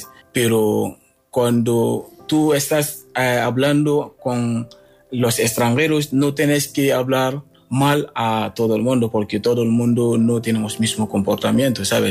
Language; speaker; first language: Spanish; non-native, fluent; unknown